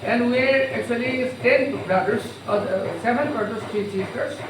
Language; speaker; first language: English; non-native, local second language; Assamese